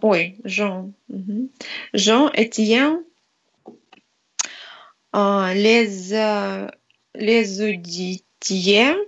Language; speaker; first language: French; non-native, learner; Russian